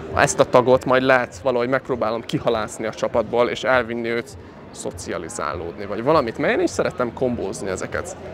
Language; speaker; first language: Hungarian; early bilingual, other home language; Chinese